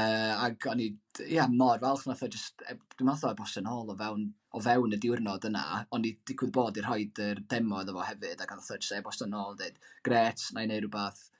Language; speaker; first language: Welsh; native; Welsh